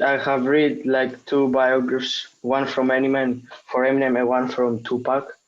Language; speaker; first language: English; non-native, fluent; Greek